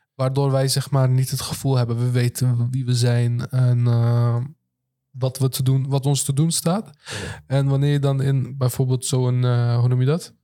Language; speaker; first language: Dutch; early bilingual, other home language; Turkish